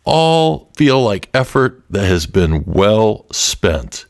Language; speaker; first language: English; native; English